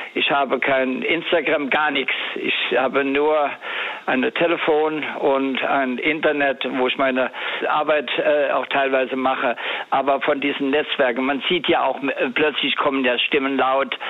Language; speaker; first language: German; native; German